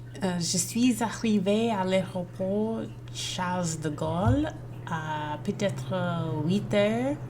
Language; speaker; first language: French; non-native, learner; English